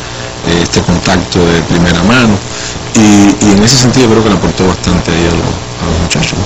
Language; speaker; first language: Spanish; native; Spanish